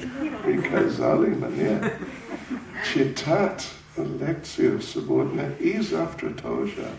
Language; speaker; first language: Russian; non-native, learner; English